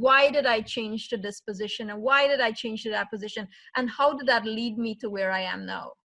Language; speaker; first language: English; native; English